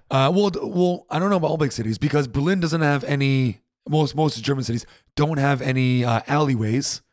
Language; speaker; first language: English; native; English